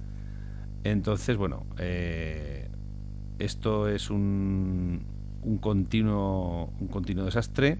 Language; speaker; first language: Spanish; native; Spanish